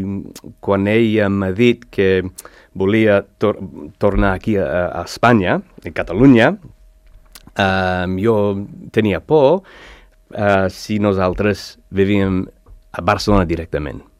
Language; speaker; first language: Catalan; non-native, learner; English